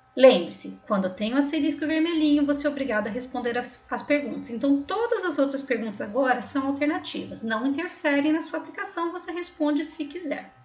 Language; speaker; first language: Portuguese; native; Portuguese